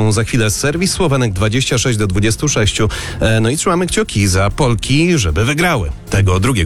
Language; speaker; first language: Polish; native; Polish